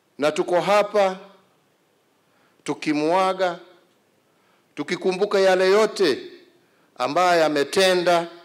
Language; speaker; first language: Swahili; non-native, local second language; Kikuyu